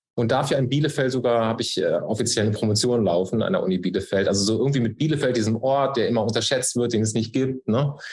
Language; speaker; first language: German; native; German